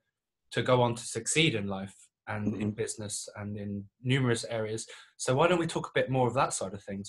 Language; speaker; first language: English; native; English